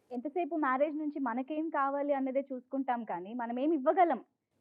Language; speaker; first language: Telugu; native; Telugu